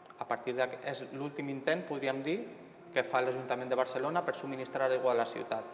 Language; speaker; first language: Catalan; native; Catalan